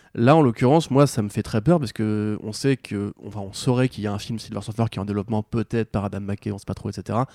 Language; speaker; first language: French; native; French